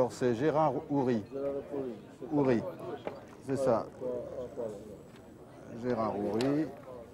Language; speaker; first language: French; native; French